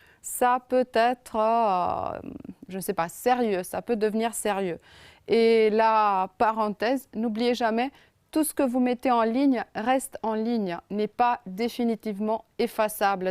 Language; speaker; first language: French; non-native, fluent; Romanian